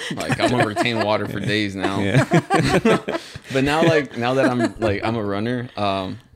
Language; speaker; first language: English; native; English